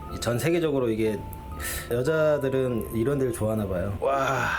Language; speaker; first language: Korean; native; Korean